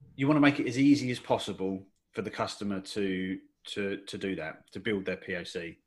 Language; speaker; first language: English; native; English